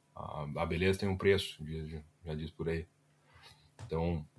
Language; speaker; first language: Portuguese; native; Portuguese